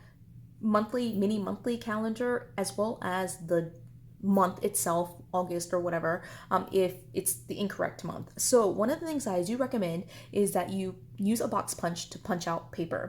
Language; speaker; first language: English; native; English